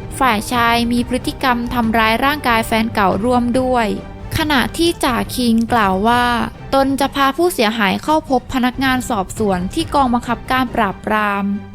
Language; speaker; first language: Thai; native; Thai